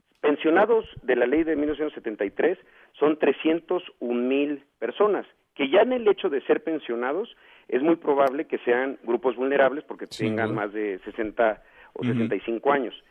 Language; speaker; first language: Spanish; native; Spanish